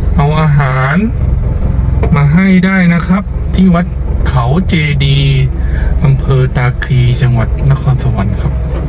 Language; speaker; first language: Thai; native; Thai